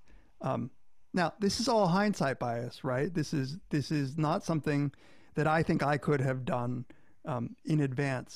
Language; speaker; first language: English; native; English